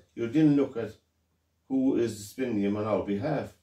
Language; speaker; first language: English; native; English